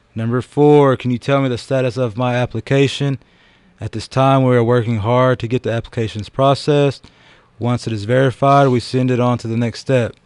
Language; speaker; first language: English; native; English